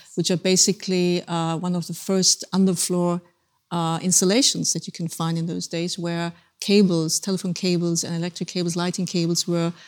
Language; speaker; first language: English; non-native, fluent; German